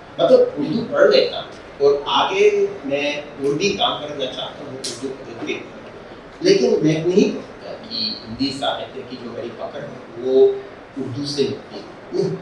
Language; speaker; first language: Hindi; non-native, fluent; English